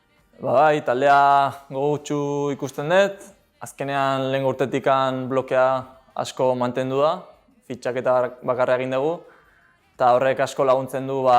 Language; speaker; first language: Basque; non-native, local second language; Spanish